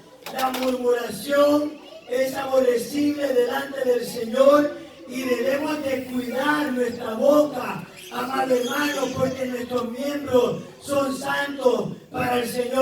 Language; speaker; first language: Spanish; native; Spanish